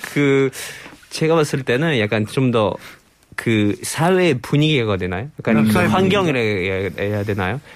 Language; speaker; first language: Korean; non-native, fluent; French